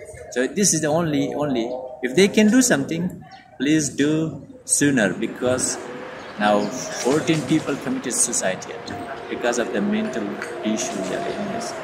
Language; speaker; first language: English; non-native, fluent; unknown